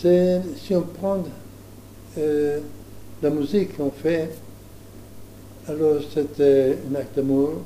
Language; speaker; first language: French; non-native, learner; Italian